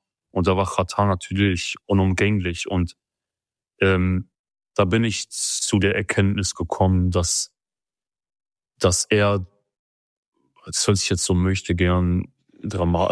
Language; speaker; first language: German; early bilingual, other home language; Kurdish